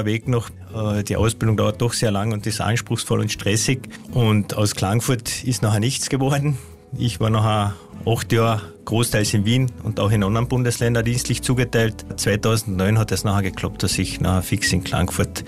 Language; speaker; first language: German; native; German